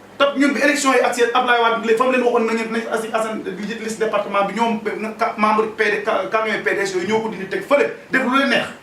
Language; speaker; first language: Wolof; native; Wolof